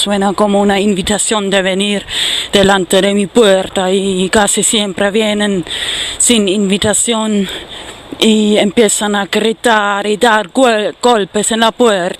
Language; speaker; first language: Spanish; non-native, fluent; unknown